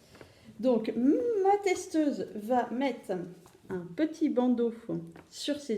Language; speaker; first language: French; native; French